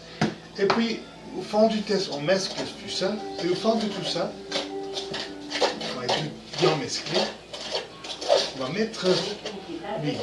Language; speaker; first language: French; non-native, fluent; Spanish